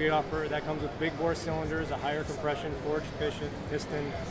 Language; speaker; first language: English; native; English